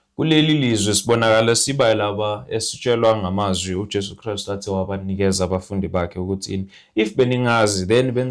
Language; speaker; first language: Zulu; native; Zulu